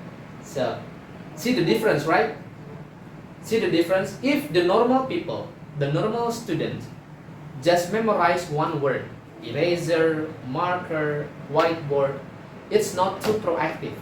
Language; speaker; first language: English; non-native, fluent; Indonesian